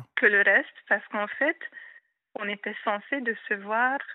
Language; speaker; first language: French; non-native, fluent; Hungarian